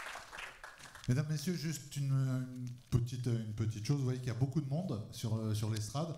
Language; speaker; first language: French; native; French